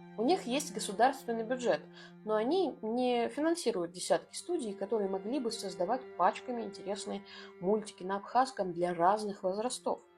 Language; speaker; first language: Russian; non-native, local second language; Abkhazian